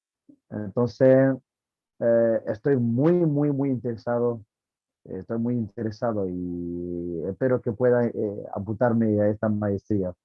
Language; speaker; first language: Spanish; non-native, fluent; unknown